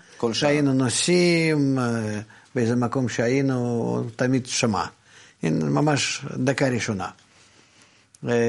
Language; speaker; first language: Hebrew; non-native, fluent; Russian